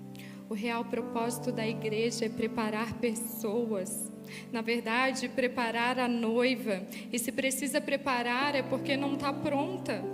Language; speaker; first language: Portuguese; native; Portuguese